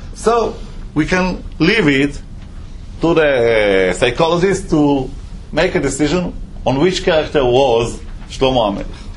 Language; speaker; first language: English; non-native, fluent; Hebrew